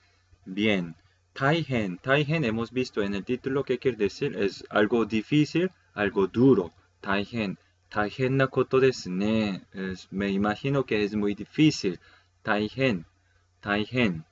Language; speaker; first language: Spanish; non-native, fluent; Korean